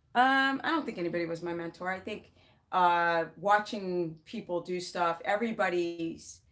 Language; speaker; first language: English; native; English